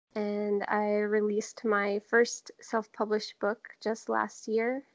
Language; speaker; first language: English; native; English